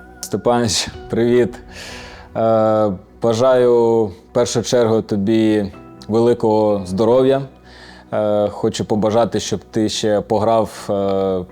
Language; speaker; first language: Ukrainian; native; Ukrainian